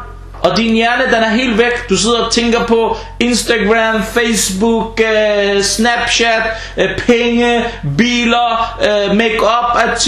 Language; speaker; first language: Danish; non-native, fluent; Arabic